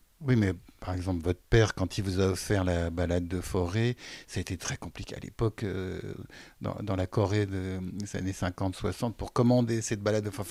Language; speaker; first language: French; native; French